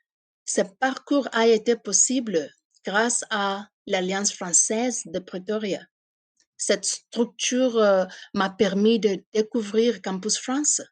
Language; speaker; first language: French; non-native, fluent; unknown